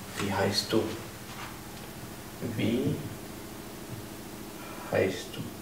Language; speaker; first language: German; non-native, fluent; Arabic